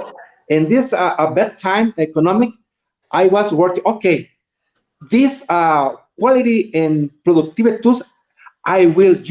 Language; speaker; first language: English; non-native, learner; Spanish